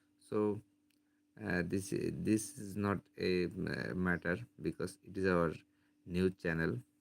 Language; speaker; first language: English; non-native, local second language; Bangla